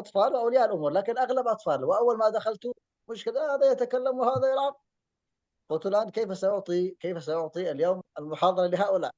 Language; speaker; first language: Arabic; native; Arabic